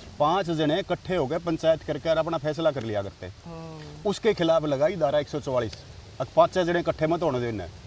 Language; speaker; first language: Hindi; native; Hindi